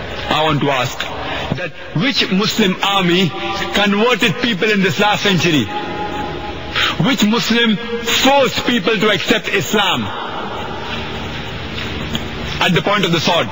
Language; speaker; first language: English; non-native, local second language; Urdu